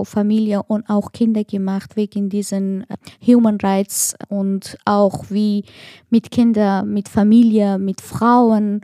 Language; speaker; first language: German; non-native, learner; Persian